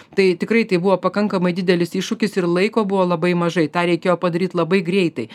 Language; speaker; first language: Lithuanian; native; Lithuanian